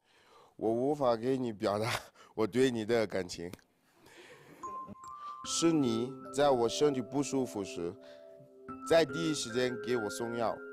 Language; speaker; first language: Chinese; non-native, learner; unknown